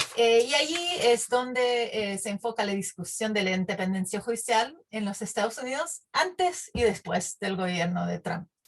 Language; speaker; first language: Spanish; non-native, fluent; English